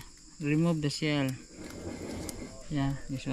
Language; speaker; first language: English; non-native, learner; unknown